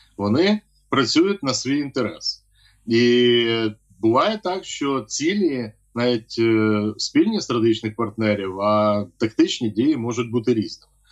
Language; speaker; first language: Ukrainian; native; Ukrainian